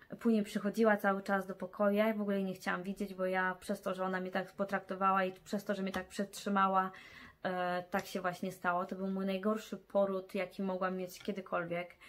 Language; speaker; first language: Polish; native; Polish